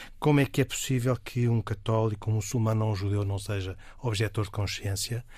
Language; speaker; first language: Portuguese; native; Portuguese